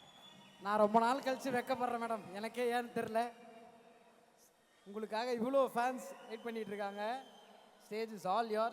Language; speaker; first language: Tamil; native; Tamil